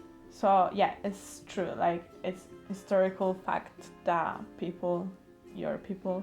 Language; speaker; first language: English; non-native, learner; Polish